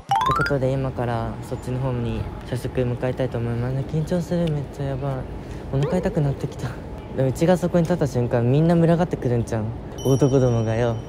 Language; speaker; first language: Japanese; native; Japanese